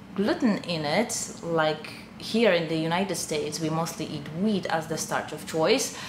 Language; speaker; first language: English; non-native, fluent; Polish